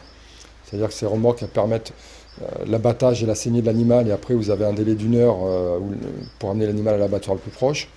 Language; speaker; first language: French; native; French